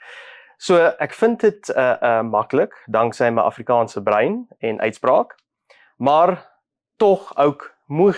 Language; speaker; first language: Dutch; non-native, learner; Afrikaans